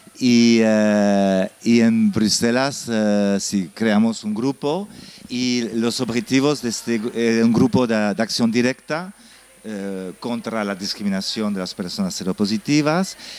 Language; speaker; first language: Spanish; non-native, fluent; French